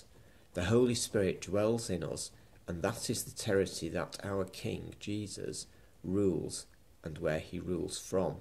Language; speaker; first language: English; native; English